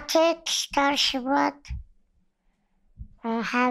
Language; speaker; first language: Russian; non-native, local second language; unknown